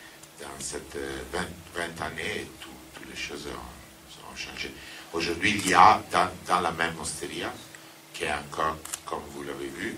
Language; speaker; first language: French; non-native, fluent; Italian